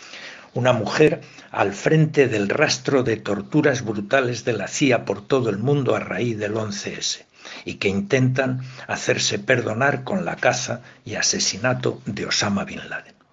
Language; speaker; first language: Spanish; native; Spanish